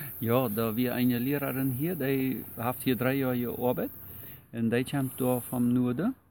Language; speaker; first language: German; non-native, local second language; Plautdietsch